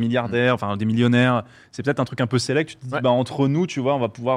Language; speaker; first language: French; native; French